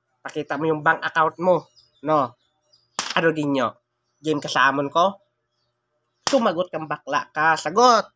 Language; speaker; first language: Filipino; non-native, local second language; Cebuano